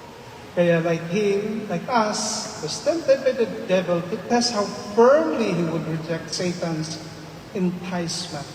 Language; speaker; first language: English; non-native, local second language; Filipino